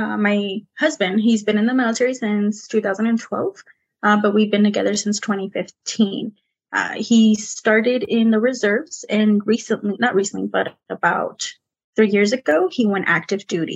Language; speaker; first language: English; early bilingual, other home language; Spanish